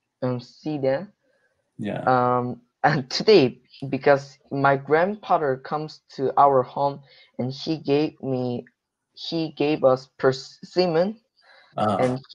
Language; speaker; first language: English; non-native, learner; Korean